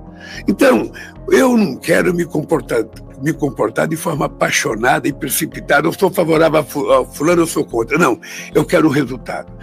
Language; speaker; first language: Portuguese; native; Portuguese